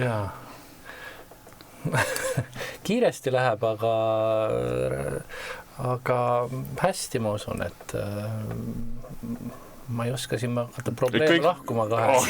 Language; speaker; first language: Estonian; native; Estonian